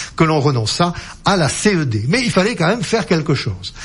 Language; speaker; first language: French; native; French